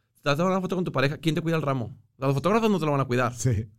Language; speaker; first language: Spanish; native; Spanish